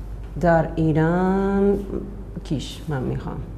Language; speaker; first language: Persian; non-native, learner; Spanish